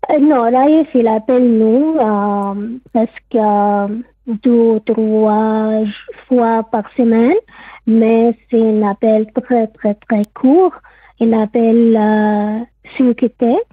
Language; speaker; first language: French; non-native, learner; Arabic